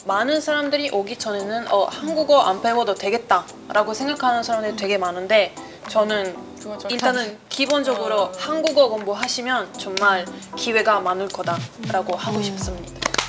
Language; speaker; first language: Korean; non-native, fluent; Italian